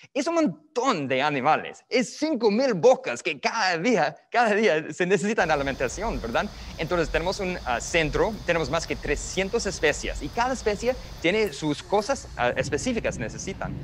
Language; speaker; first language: Spanish; non-native, fluent; English